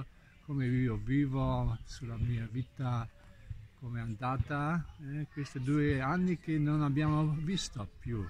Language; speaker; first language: Italian; non-native, learner; Slovenian